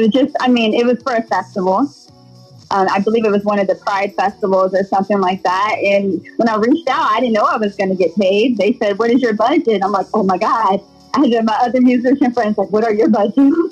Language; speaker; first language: English; native; English